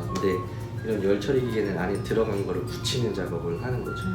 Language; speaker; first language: Korean; native; Korean